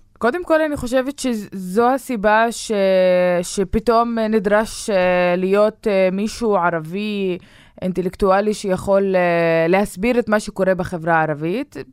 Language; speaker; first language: Hebrew; non-native, local second language; Arabic